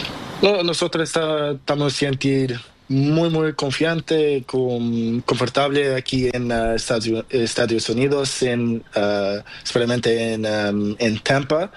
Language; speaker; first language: Spanish; non-native, learner; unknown